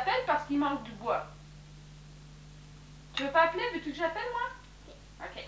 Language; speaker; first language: French; native; French